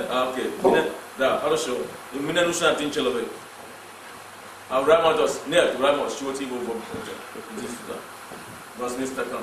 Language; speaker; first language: Russian; non-native, learner; English